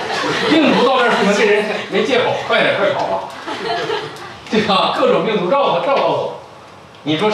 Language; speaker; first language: Chinese; native; Chinese